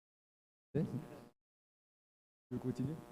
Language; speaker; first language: Spanish; non-native, learner; French